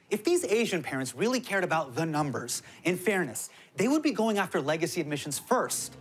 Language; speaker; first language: English; native; English